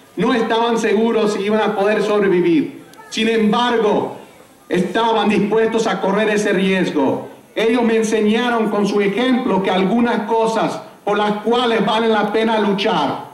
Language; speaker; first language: Spanish; early bilingual, heritage; Spanish